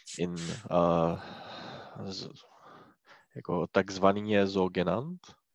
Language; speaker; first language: German; non-native, learner; Czech